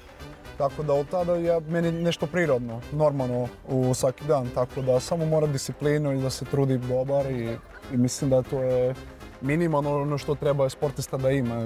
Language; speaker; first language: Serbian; non-native, learner; Portuguese